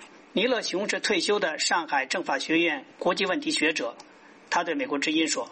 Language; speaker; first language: Chinese; native; Chinese